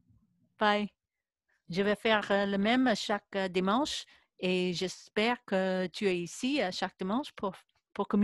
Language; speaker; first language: French; non-native, learner; English